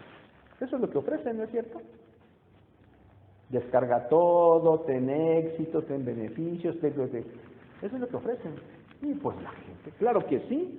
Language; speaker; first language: Spanish; native; Spanish